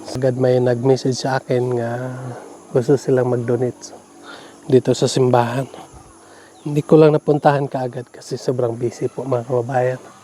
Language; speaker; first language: Filipino; non-native, local second language; Cebuano